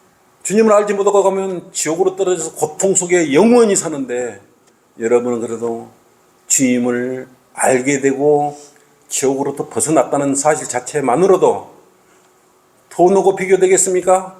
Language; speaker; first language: Korean; native; Korean